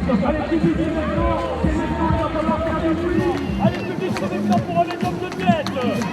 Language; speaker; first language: French; native; French